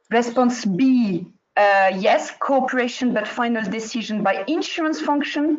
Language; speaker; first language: English; non-native, fluent; French